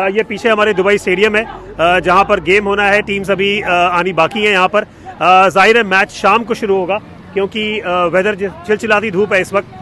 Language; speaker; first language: Hindi; native; Hindi